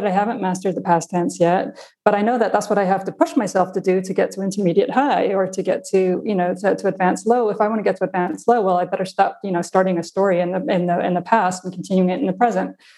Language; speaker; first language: English; non-native, local second language; Afrikaans